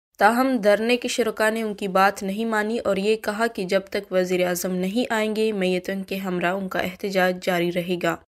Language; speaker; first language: Urdu; non-native, local second language; Baluchi